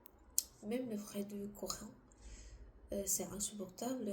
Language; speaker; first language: French; non-native, learner; Korean